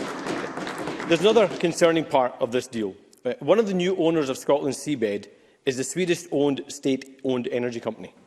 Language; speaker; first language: English; native; English